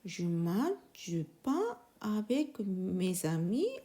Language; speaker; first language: French; non-native, learner; Japanese